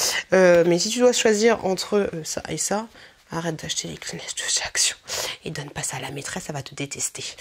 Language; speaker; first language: French; native; French